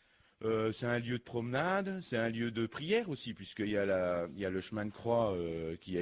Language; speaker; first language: French; native; French